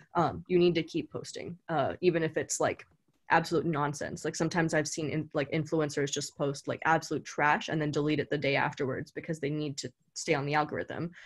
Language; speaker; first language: English; native; English